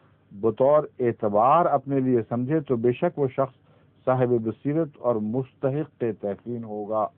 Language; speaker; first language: Urdu; native; Urdu